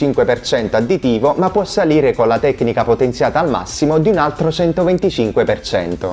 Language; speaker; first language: Italian; native; Italian